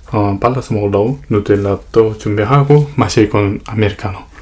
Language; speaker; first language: Korean; non-native, fluent; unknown